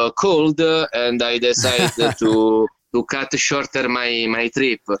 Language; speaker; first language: English; non-native, learner; Italian